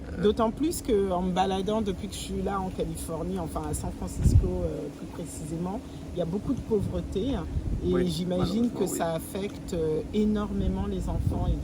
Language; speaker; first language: French; native; French